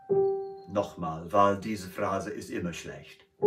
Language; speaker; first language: German; non-native, fluent; English